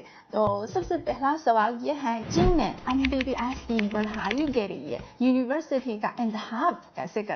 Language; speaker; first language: Hindi; non-native, fluent; Chinese